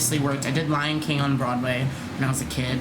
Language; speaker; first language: English; native; English